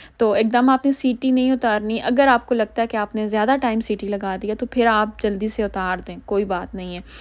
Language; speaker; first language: Urdu; native; Urdu